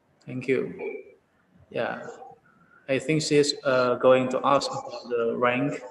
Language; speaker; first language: English; non-native, learner; Indonesian